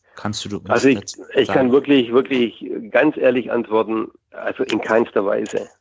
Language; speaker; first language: German; native; German